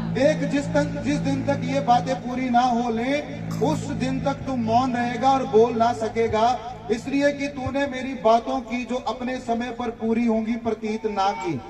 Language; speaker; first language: Hindi; non-native, local second language; Punjabi